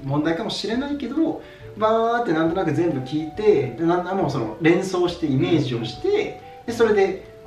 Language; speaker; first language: Japanese; native; Japanese